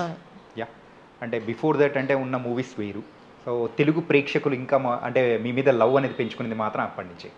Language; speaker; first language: Telugu; native; Telugu